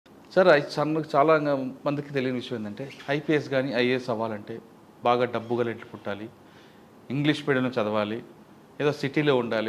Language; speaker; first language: Telugu; native; Telugu